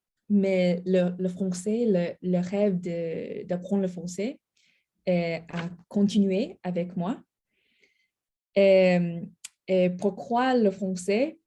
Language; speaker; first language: French; non-native, learner; English